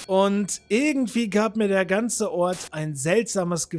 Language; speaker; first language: German; native; German